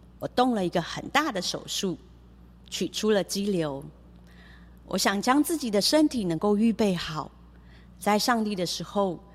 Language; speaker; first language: Chinese; early bilingual, heritage; Chinese